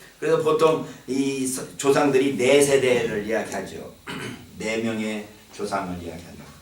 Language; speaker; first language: Korean; native; Korean